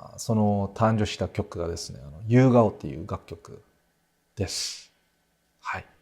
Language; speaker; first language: Japanese; non-native, fluent; Korean